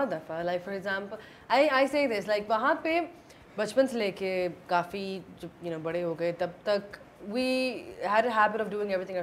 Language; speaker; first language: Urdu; early bilingual, heritage; Urdu